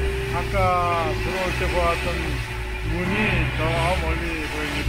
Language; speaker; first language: Korean; native; Korean